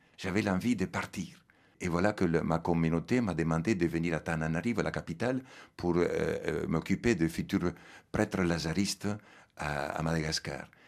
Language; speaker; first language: French; non-native, fluent; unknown